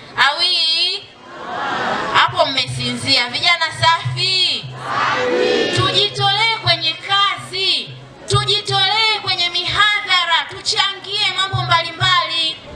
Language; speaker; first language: Swahili; native; Swahili